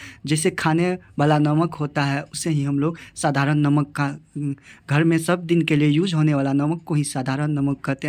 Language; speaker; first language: Hindi; native; Hindi